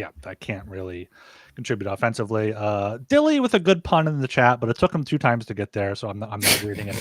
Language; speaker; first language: English; native; English